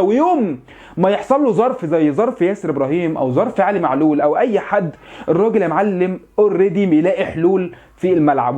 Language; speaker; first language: Arabic; native; Arabic